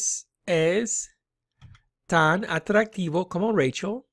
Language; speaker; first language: Spanish; non-native, fluent; English